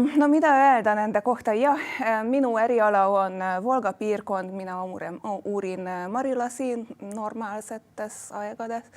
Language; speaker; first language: Estonian; non-native, fluent; Hungarian